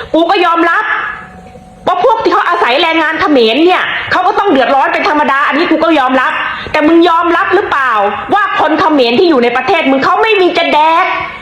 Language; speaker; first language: Thai; native; Thai